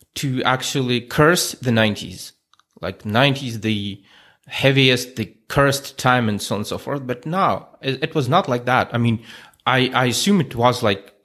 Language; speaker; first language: English; non-native, fluent; Russian